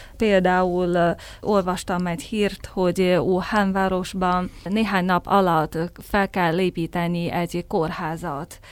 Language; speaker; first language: Hungarian; non-native, fluent; Chinese